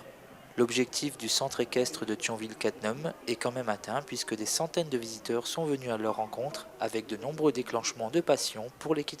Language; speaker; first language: French; native; French